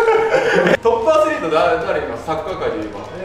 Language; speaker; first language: Japanese; native; Japanese